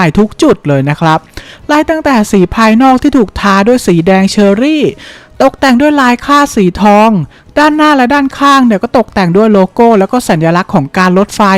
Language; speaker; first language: Thai; native; Thai